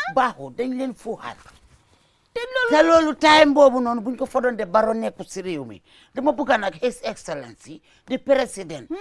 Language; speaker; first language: Wolof; native; Wolof